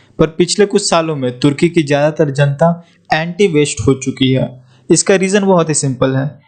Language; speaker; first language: Hindi; native; Hindi